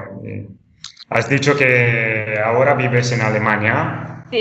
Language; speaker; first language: Spanish; non-native, fluent; Italian